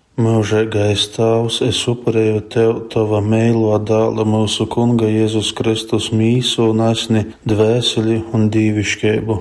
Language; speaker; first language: Latvian; native; Latvian